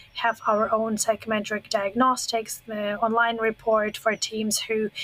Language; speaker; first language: English; non-native, fluent; Russian